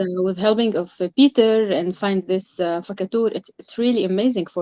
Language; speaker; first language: English; non-native, learner; Arabic